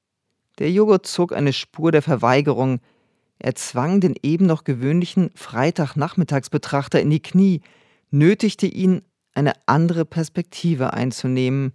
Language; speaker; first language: German; native; German